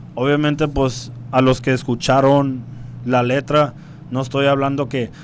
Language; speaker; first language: Spanish; early bilingual, heritage; Spanish